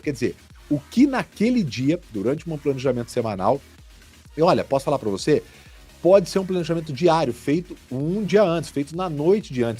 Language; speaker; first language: Portuguese; native; Portuguese